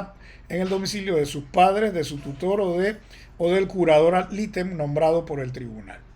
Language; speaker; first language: Spanish; native; Spanish